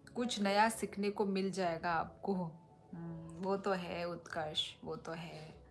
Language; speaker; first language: Hindi; non-native, local second language; Kok Borok